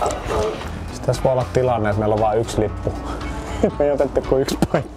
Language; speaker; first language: Finnish; native; Finnish